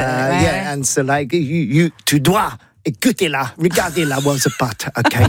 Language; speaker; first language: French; non-native, learner; English